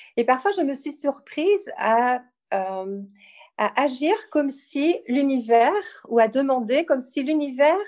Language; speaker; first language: French; native; French